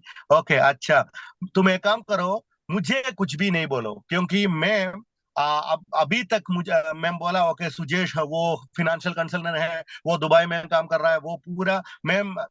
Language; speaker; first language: Hindi; non-native, local second language; Malayalam